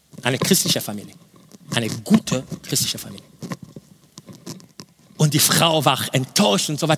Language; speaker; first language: German; non-native, fluent; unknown